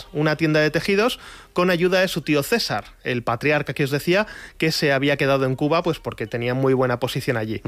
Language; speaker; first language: Spanish; native; Spanish